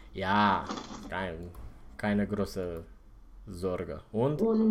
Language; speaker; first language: German; non-native, fluent; Romanian